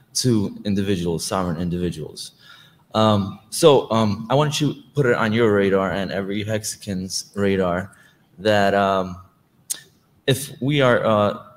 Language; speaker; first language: English; non-native, fluent; Russian